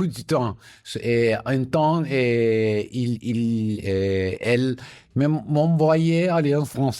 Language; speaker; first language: French; non-native, learner; Spanish